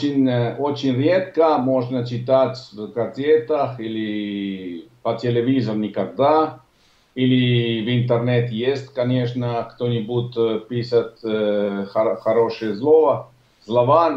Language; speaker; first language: Russian; non-native, learner; Italian